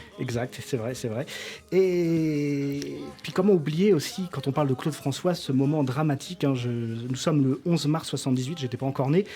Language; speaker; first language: French; native; French